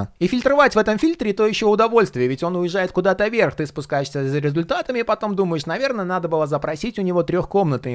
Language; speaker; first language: Russian; native; Russian